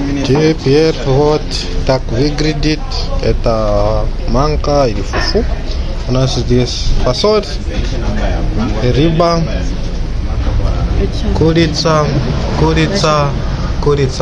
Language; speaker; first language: Russian; non-native, fluent; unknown